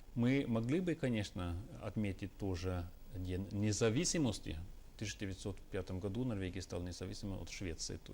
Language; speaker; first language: Russian; non-native, fluent; Norwegian